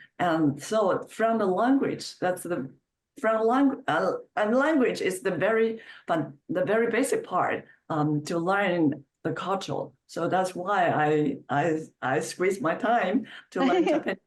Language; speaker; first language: English; non-native, fluent; Chinese